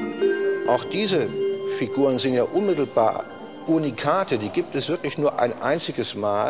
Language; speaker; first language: German; native; German